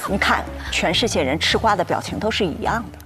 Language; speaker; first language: Chinese; native; Chinese